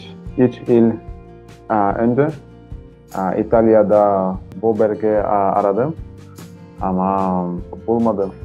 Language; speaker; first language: Turkish; non-native, learner; Portuguese